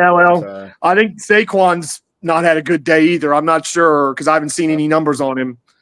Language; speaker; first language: English; native; English